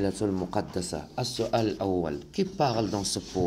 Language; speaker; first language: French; non-native, local second language; Arabic